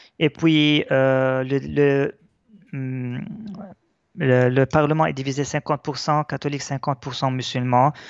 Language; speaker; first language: French; non-native, local second language; Arabic